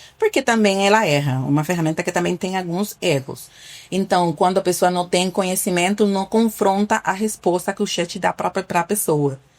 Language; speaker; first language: Portuguese; non-native, fluent; Spanish